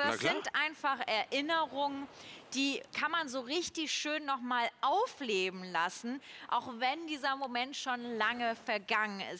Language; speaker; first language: German; native; German